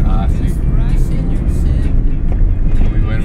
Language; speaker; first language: Spanish; non-native, learner; English